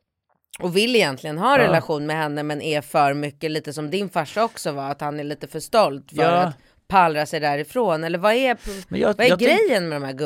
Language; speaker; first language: Swedish; native; Swedish